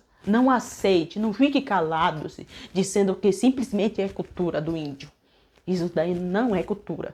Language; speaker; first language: Portuguese; non-native, local second language; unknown